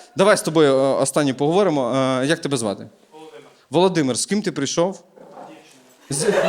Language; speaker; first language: Ukrainian; native; Ukrainian